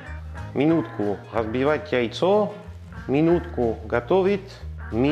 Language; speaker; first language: Russian; non-native, learner; French